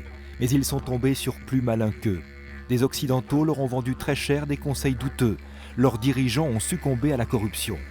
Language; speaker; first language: French; native; French